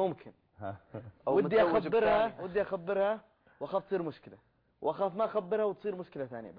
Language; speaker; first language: Arabic; native; Arabic